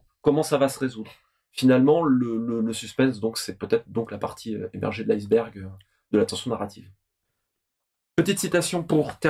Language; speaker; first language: French; native; French